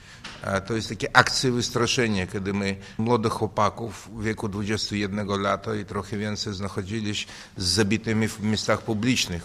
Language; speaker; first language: Polish; non-native, learner; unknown